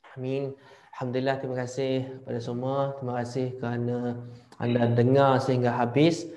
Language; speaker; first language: Malay; native; Malay